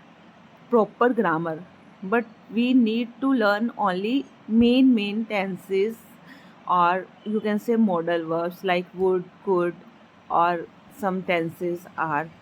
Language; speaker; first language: English; non-native, learner; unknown